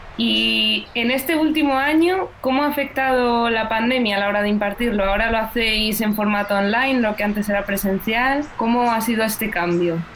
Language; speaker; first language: Spanish; native; Spanish